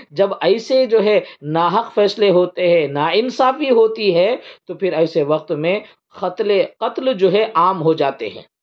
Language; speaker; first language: Urdu; native; Urdu